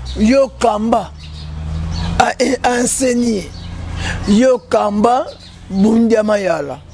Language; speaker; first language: Lingala; non-native, local second language; Kongo